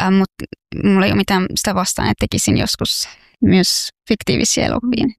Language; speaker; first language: Finnish; non-native, fluent; Persian